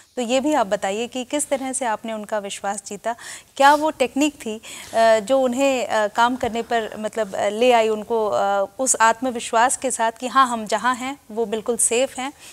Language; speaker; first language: Hindi; native; Hindi